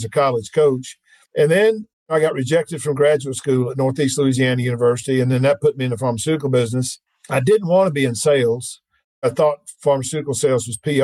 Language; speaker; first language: English; native; English